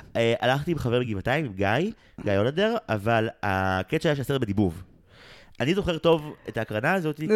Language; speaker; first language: Hebrew; native; Hebrew